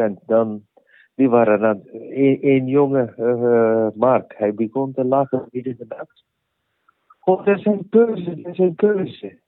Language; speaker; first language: Dutch; non-native, learner; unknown